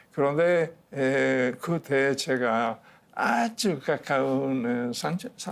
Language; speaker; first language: Korean; non-native, learner; Spanish